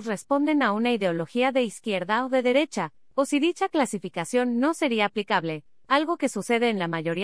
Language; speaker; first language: Spanish; native; Spanish